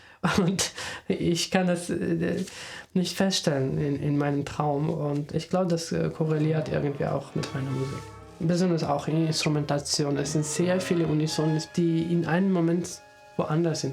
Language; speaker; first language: German; non-native, fluent; Armenian